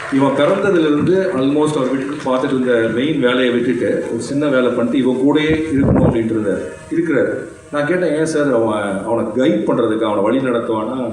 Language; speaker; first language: Tamil; native; Tamil